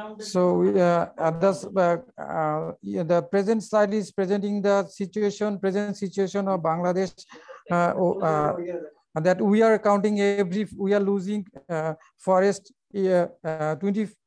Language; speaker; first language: English; non-native, local second language; Bangla